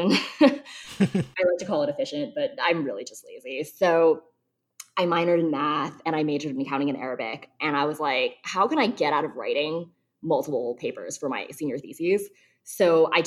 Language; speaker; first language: English; early bilingual, other home language; Chinese